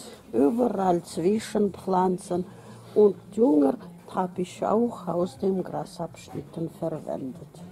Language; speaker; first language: German; non-native, learner; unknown